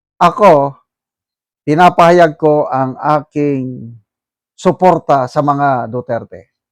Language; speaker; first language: Filipino; non-native, local second language; Iloko